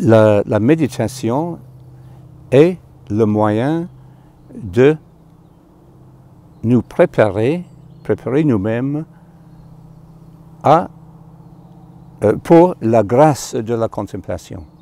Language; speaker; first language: French; non-native, fluent; English